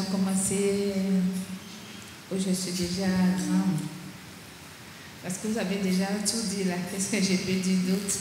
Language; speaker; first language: French; non-native, local second language; Baoulé